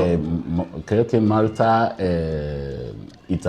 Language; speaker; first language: Spanish; non-native, learner; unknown